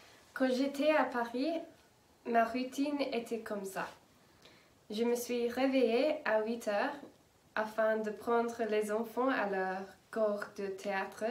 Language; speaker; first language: French; non-native, learner; English